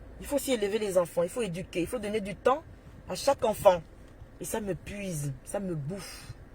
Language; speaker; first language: French; native; French